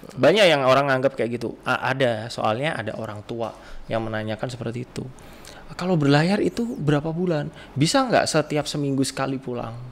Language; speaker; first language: Indonesian; non-native, local second language; Javanese